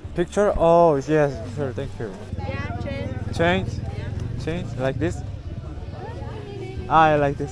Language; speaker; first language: English; non-native, learner; Korean